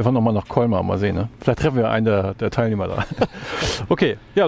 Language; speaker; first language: German; native; German